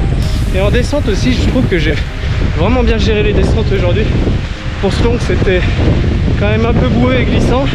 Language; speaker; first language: French; native; French